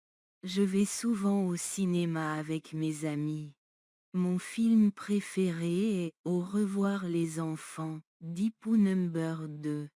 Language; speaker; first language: French; non-native, learner; Bangla